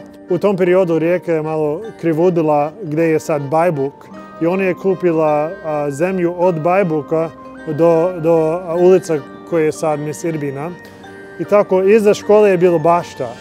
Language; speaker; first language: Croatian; non-native, learner; English